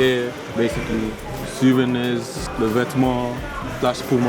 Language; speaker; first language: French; early bilingual, heritage; French